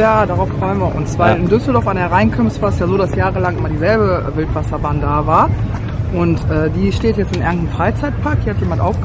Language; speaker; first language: German; native; German